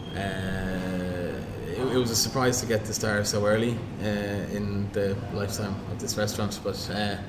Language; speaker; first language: English; native; English